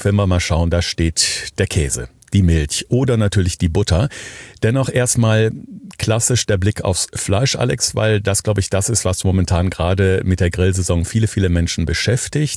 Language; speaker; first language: German; native; German